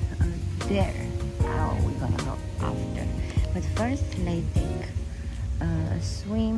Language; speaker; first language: English; non-native, fluent; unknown